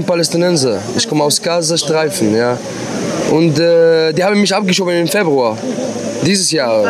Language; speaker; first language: German; non-native, learner; Arabic